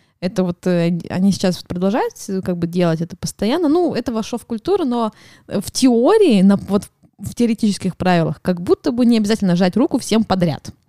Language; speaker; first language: Russian; native; Russian